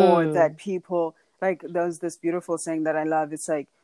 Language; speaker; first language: English; non-native, local second language; Xhosa